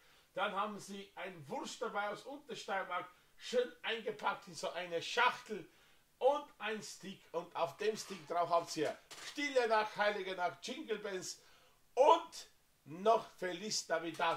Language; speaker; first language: German; non-native, fluent; Slovenian